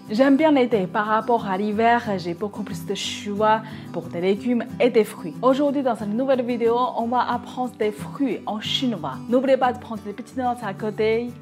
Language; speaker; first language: French; non-native, fluent; Chinese